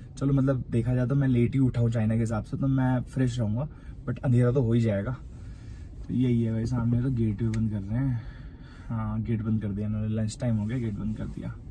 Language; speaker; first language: Hindi; native; Hindi